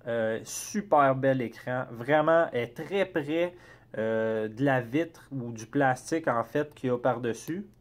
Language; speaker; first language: French; native; French